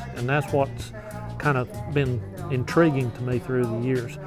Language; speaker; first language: English; native; English